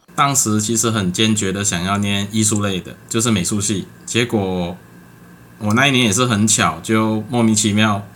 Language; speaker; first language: Chinese; non-native, local second language; Cantonese